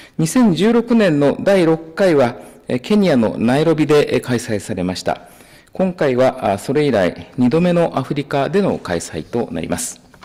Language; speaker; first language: Japanese; native; Japanese